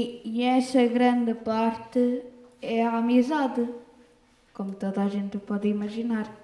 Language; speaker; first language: Portuguese; early bilingual, other home language; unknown